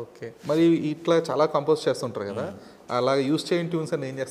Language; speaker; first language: Telugu; native; Telugu